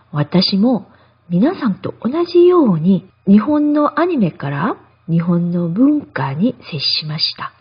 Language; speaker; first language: Japanese; non-native, fluent; Korean